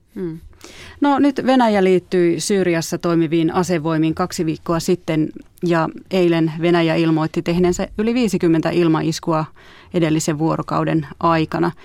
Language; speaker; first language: Finnish; native; Finnish